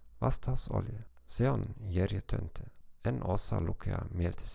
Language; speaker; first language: Finnish; non-native, fluent; German